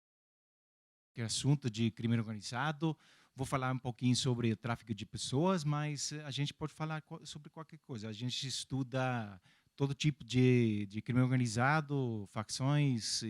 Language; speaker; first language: Portuguese; non-native, fluent; English